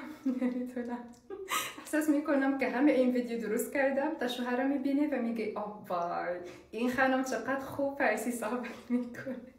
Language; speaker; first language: Persian; non-native, learner; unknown